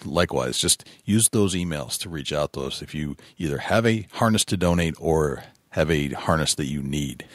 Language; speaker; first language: English; native; English